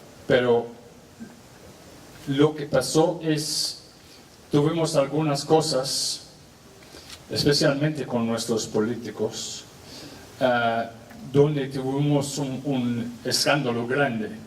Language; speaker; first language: Spanish; non-native, fluent; English